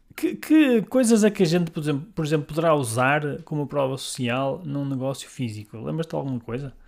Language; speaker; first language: Portuguese; native; Portuguese